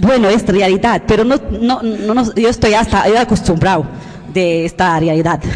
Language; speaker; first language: Spanish; non-native, learner; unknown